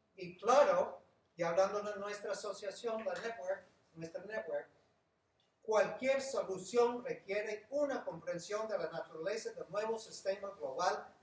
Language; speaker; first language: Spanish; non-native, fluent; English